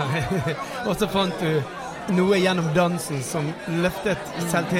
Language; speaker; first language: Norwegian; native; Norwegian